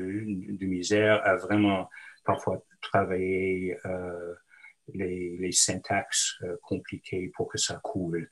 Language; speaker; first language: French; non-native, local second language; English